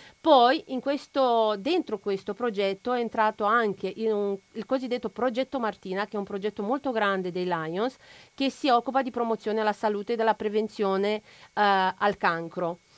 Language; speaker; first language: Italian; non-native, fluent; Romanian